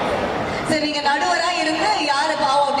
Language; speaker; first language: Tamil; native; Tamil